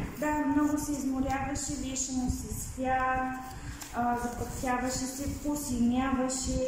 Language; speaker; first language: Bulgarian; native; Bulgarian